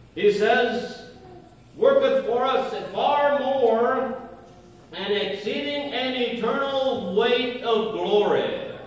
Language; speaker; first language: English; native; English